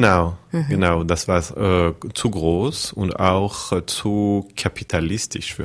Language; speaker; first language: German; non-native, fluent; French